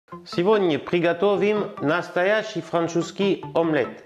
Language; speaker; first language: Russian; non-native, learner; French